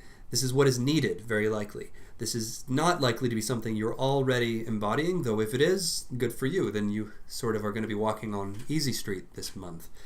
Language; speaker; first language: English; native; English